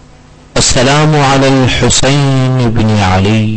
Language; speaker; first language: Arabic; native; Arabic